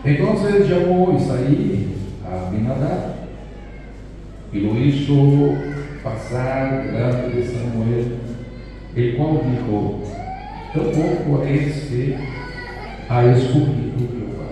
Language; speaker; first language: Spanish; non-native, fluent; Portuguese